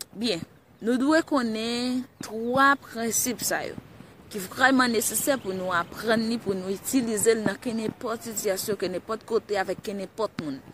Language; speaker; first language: Haitian Creole; early bilingual, heritage; Haitian Creole